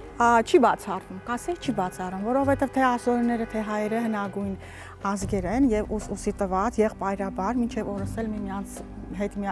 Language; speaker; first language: Armenian; non-native, local second language; Assyrian Neo-Aramaic